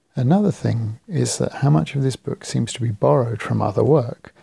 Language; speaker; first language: English; native; English